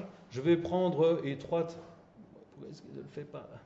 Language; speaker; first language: French; native; French